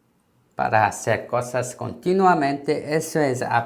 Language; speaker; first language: Spanish; non-native, learner; Korean